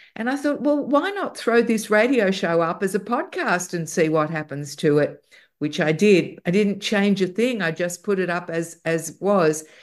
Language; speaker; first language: English; native; English